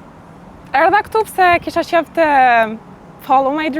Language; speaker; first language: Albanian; early bilingual, heritage; Albanian